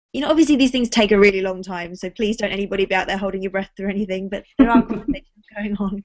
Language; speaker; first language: English; native; English